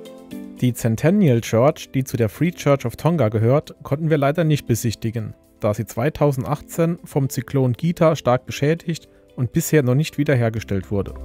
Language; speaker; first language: German; native; German